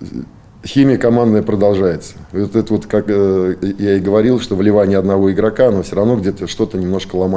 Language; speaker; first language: Russian; native; Russian